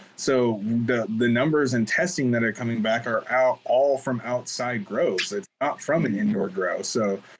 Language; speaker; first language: English; native; English